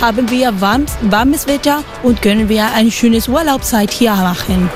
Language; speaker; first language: German; non-native, learner; Spanish